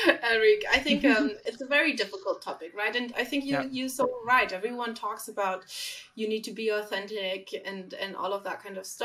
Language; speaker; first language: English; non-native, fluent; German